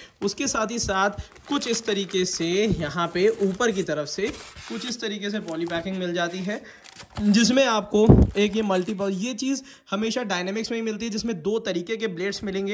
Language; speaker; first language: Hindi; native; Hindi